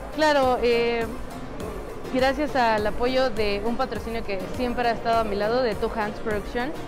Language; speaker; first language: Spanish; native; Spanish